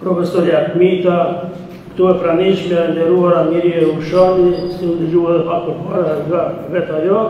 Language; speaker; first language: Albanian; native; Albanian